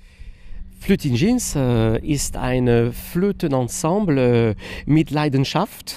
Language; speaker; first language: German; non-native, learner; French